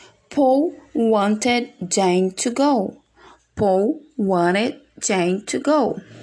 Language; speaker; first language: English; non-native, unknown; Portuguese